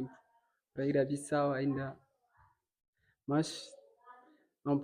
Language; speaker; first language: Portuguese; non-native, local second language; Fula